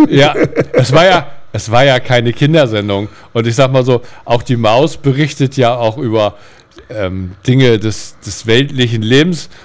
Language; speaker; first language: German; native; German